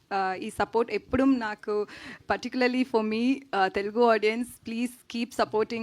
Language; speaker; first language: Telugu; non-native, learner; Tamil